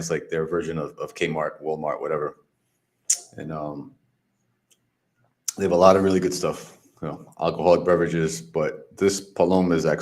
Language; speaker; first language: English; native; English